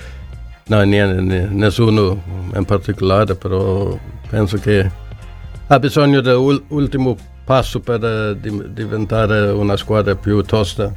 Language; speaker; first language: Italian; non-native, learner; Swedish